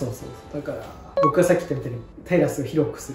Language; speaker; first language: Japanese; native; Japanese